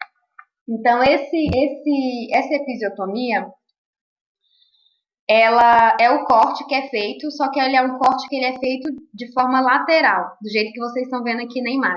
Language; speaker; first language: Portuguese; native; Portuguese